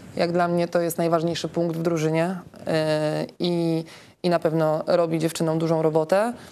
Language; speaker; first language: Polish; native; Polish